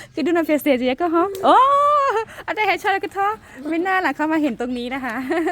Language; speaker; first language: Thai; non-native, local second language; S'gaw Karen